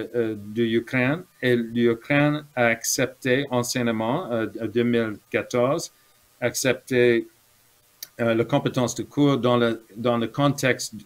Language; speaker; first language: French; non-native, fluent; English